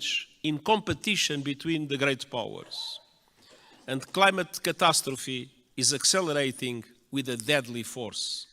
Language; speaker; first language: English; non-native, fluent; Portuguese